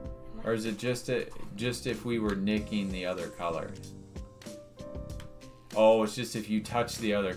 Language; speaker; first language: English; native; English